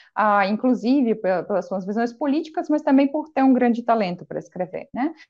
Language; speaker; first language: Portuguese; non-native, fluent; Russian